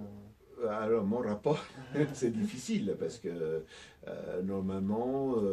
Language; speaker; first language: French; non-native, fluent; Italian